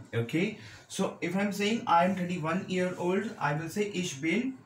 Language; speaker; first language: German; non-native, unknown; Hindi